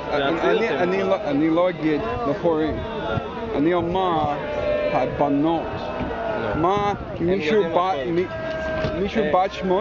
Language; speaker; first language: Hebrew; non-native, fluent; English